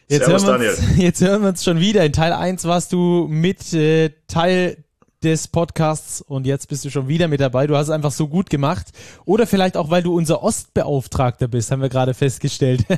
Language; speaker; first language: German; native; German